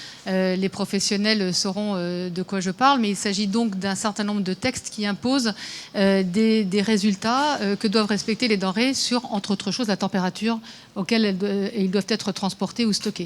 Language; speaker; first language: French; native; French